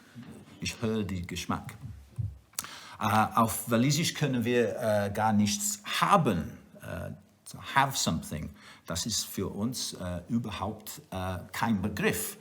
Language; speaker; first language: German; non-native, learner; Welsh